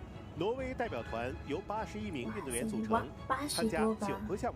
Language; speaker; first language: Chinese; native; Chinese